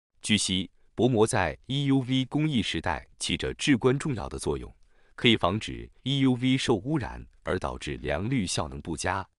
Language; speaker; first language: Chinese; native; Chinese